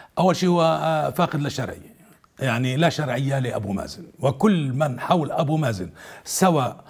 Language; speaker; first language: Arabic; native; Arabic